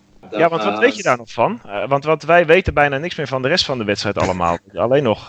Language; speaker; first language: Dutch; native; Dutch